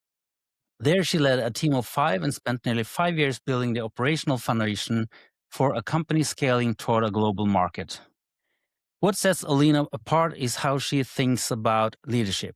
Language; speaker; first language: English; non-native, fluent; Norwegian